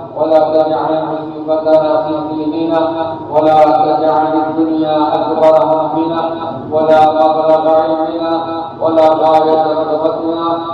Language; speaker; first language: Arabic; non-native, fluent; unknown